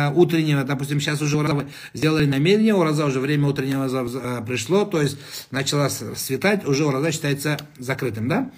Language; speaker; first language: Russian; non-native, local second language; Kazakh